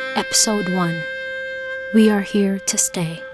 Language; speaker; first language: English; non-native, local second language; Hausa